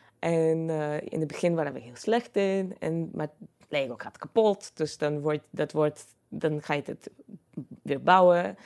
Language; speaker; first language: Dutch; non-native, fluent; Croatian